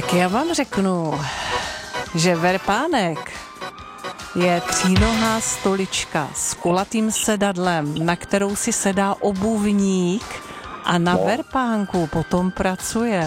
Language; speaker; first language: Czech; native; Czech